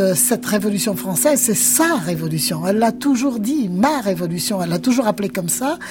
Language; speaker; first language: French; native; French